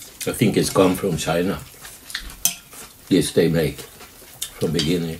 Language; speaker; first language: English; non-native, learner; Swedish